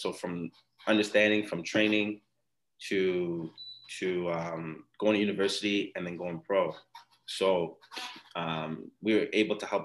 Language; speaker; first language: English; non-native, fluent; Akan